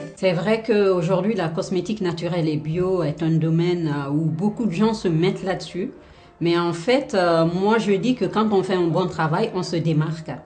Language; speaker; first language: French; non-native, local second language; Fula